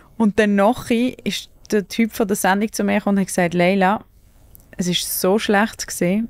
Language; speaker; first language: German; native; German